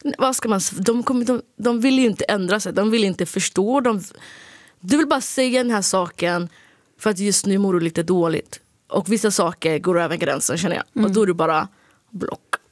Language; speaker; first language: Swedish; early bilingual, other home language; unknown